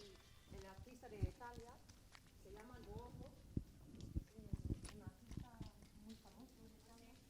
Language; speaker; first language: Spanish; non-native, learner; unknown